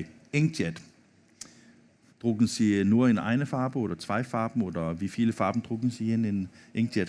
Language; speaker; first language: German; non-native, learner; Danish